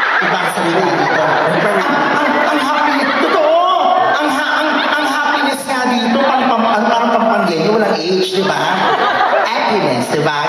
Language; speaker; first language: Filipino; native; Filipino